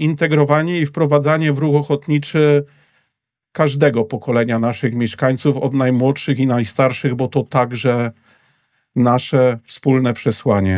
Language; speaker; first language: Polish; native; Polish